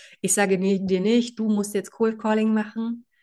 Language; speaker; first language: German; native; German